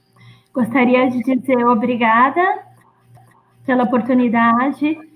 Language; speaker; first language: Portuguese; non-native, fluent; Greek